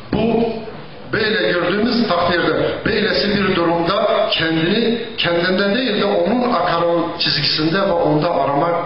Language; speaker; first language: Turkish; non-native, local second language; Zaza